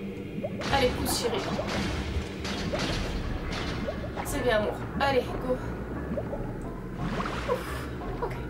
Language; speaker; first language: French; native; French